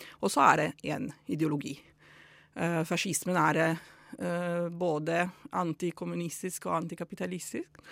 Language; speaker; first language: Norwegian; non-native, fluent; Italian